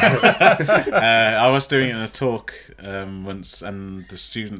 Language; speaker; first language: English; native; English